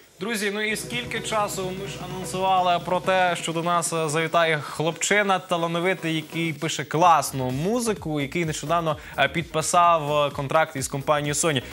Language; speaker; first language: Ukrainian; native; Ukrainian